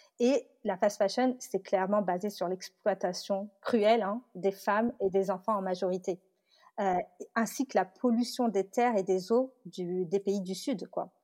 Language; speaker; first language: French; early bilingual, other home language; Tamil